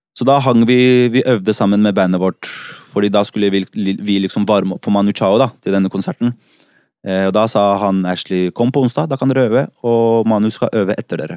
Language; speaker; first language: Norwegian; early bilingual, other home language; Spanish